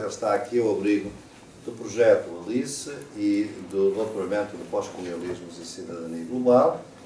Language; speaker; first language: Portuguese; native; Portuguese